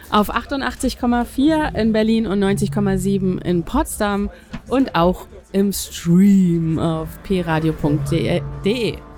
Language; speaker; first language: German; native; German